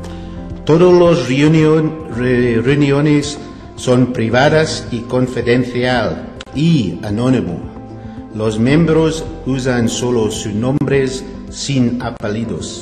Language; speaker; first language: Spanish; non-native, learner; English